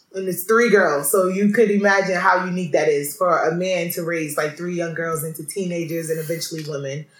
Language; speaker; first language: English; early bilingual, other home language; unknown